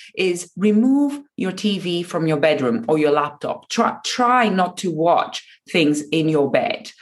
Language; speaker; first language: English; non-native, fluent; Japanese